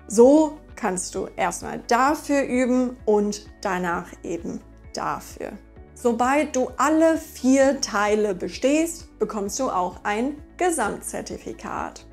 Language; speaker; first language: German; non-native, fluent; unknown